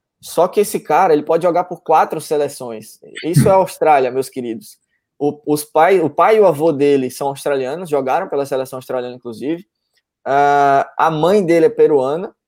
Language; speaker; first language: Portuguese; native; Portuguese